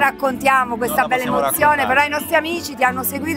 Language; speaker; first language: Italian; native; Italian